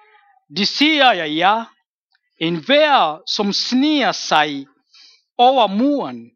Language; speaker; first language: Danish; non-native, fluent; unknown